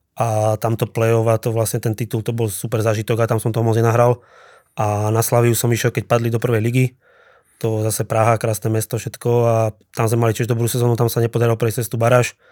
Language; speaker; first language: Slovak; native; Slovak